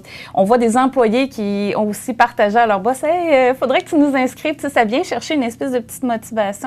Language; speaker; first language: French; native; French